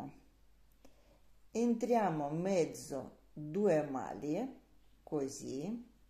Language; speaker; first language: Italian; non-native, learner; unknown